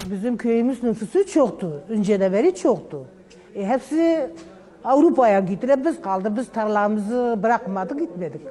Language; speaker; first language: Turkish; non-native, local second language; Kurdish